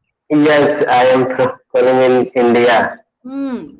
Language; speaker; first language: English; non-native, learner; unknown